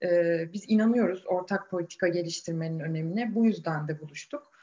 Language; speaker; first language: Turkish; native; Turkish